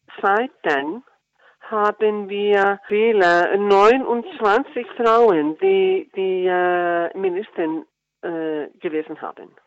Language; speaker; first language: German; non-native, learner; Icelandic